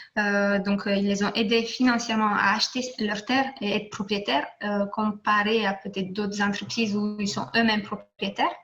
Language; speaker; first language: French; non-native, fluent; Romanian